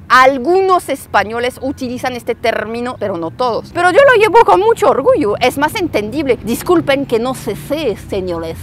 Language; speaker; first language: Spanish; non-native, fluent; French